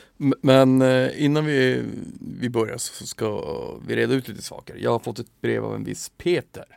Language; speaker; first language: Swedish; native; Swedish